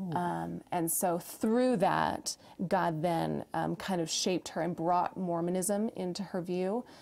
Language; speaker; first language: English; native; English